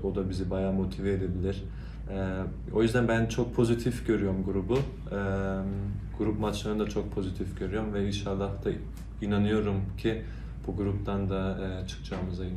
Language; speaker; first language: Turkish; early bilingual, heritage; Turkish